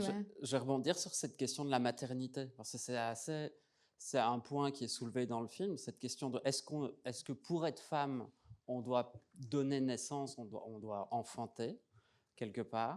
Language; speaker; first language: French; native; French